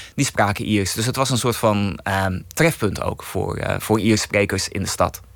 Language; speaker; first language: Dutch; native; Dutch